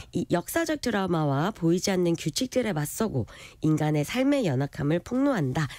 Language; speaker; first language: Korean; native; Korean